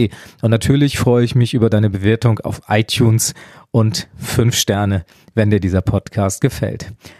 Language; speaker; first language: German; native; German